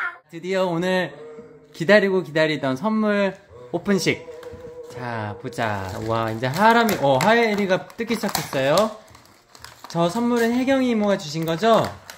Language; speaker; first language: Korean; native; Korean